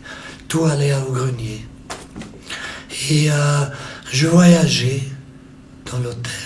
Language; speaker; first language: French; non-native, local second language; German